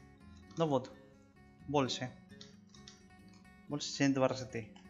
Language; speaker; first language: Russian; non-native, learner; Spanish